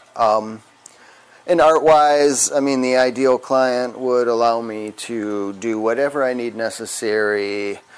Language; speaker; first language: English; native; English